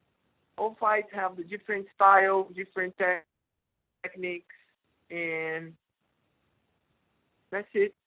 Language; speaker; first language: English; non-native, learner; Portuguese